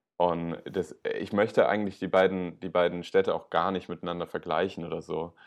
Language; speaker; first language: German; native; German